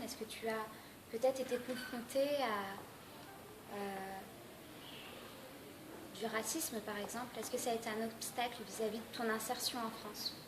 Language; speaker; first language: French; native; French